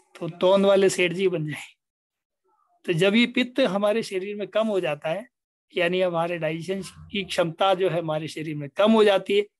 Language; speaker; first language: Hindi; native; Hindi